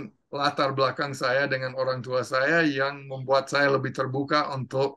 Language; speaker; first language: Indonesian; non-native, fluent; English